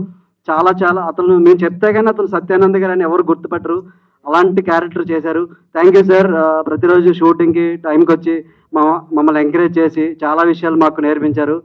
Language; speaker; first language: Telugu; native; Telugu